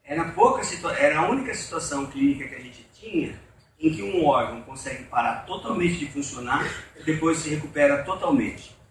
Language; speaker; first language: Portuguese; native; Portuguese